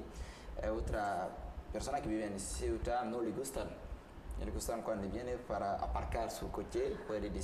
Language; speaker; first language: Spanish; non-native, learner; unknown